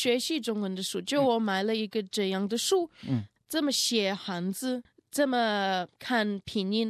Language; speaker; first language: Chinese; non-native, learner; Russian